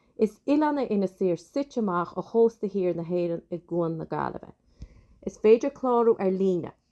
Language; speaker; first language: Irish; native; Irish